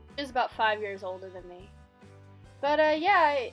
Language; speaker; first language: English; native; English